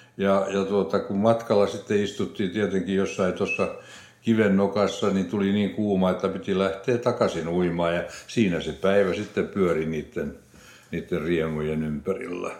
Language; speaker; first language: Finnish; non-native, local second language; Swedish